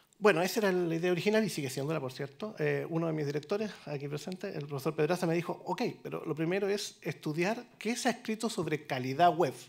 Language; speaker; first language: Spanish; native; Spanish